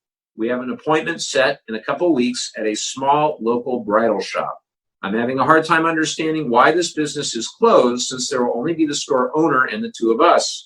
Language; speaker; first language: English; native; English